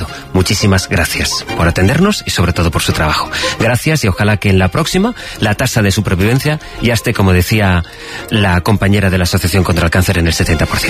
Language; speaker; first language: Spanish; native; Spanish